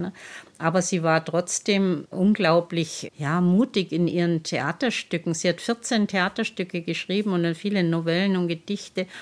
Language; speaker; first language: German; native; German